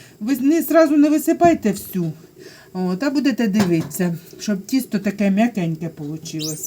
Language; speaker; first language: Ukrainian; non-native, local second language; Russian